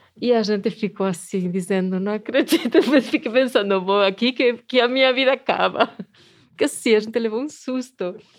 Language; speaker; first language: Portuguese; non-native, fluent; Spanish